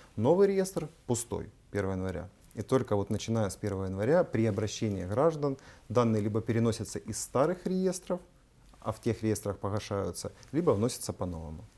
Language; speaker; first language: Russian; native; Russian